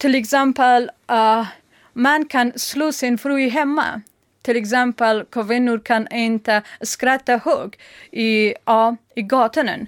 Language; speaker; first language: Swedish; non-native, learner; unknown